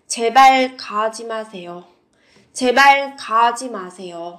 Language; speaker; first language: Korean; non-native, fluent; Vietnamese